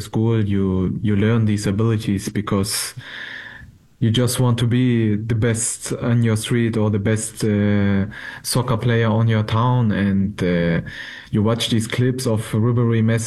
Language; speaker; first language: English; non-native, fluent; German